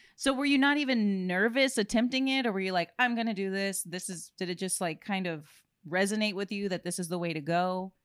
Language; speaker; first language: English; native; English